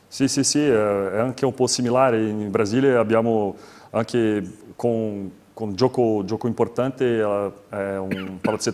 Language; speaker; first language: Italian; non-native, learner; Portuguese